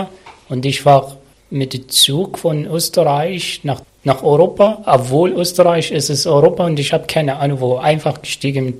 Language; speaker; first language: German; non-native, learner; Arabic